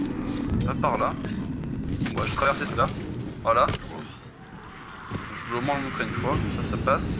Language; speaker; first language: French; native; French